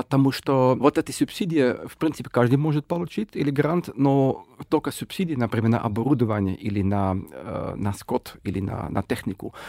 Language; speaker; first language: Russian; non-native, fluent; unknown